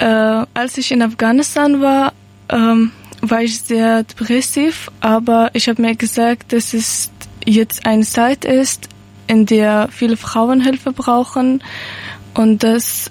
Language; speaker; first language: German; non-native, learner; Persian